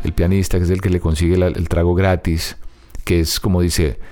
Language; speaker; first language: Spanish; native; Spanish